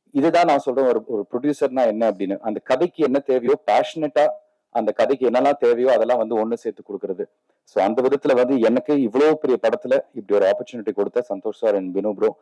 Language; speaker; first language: Tamil; native; Tamil